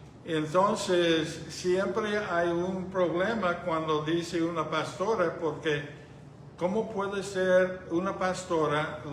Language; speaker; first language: Spanish; non-native, fluent; English